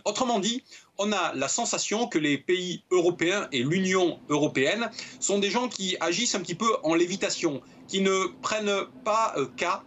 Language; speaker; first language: French; native; French